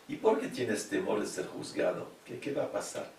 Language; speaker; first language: Spanish; non-native, fluent; French